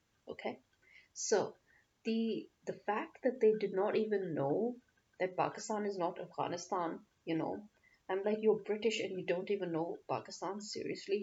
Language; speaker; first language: English; non-native, local second language; Urdu